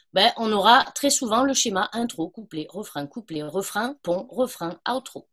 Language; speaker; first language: French; native; French